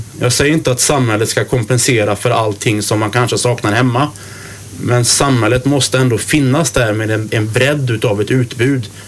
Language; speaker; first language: Swedish; native; Swedish